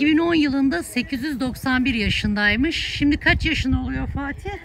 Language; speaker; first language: Turkish; native; Turkish